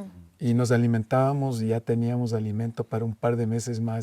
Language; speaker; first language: Spanish; native; Spanish